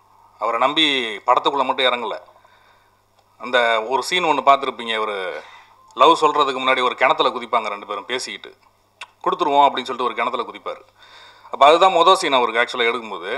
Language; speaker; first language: Tamil; native; Tamil